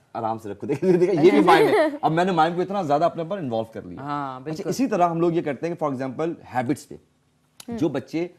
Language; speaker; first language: Urdu; native; Urdu